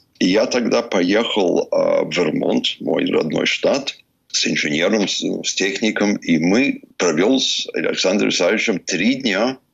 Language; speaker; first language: Russian; non-native, fluent; English